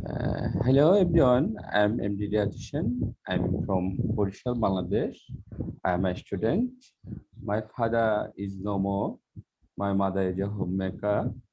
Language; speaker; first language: English; non-native, learner; Bangla